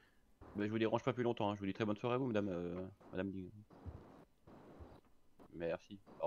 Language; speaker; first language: French; native; French